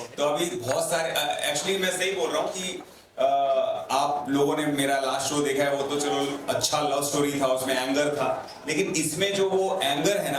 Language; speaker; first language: Hindi; native; Hindi